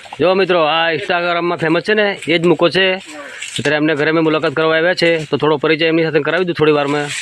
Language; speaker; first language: Gujarati; non-native, local second language; Bhili